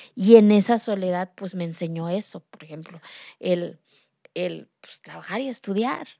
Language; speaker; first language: Spanish; non-native, local second language; Zapotec